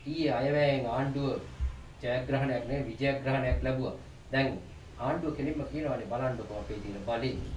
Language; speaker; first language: Sinhala; native; Sinhala